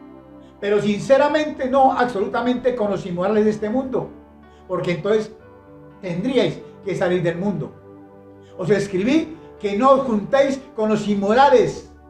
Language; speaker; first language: Spanish; native; Spanish